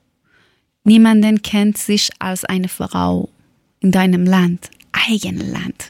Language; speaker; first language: German; non-native, learner; Persian